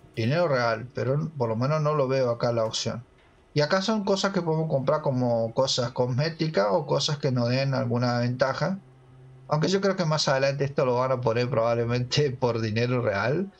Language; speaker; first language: Spanish; native; Spanish